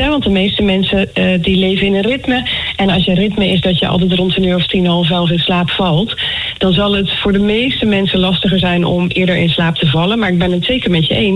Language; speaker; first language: Dutch; native; Dutch